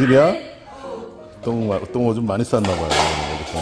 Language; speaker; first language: Korean; native; Korean